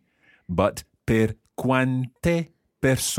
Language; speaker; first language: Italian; non-native, fluent; English